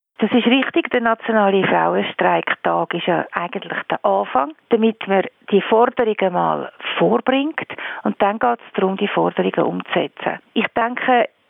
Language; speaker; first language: German; non-native, fluent; Finnish